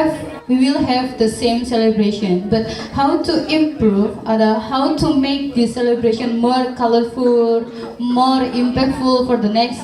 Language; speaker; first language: English; non-native, fluent; Indonesian